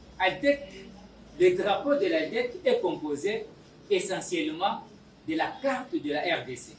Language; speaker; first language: French; non-native, local second language; Lingala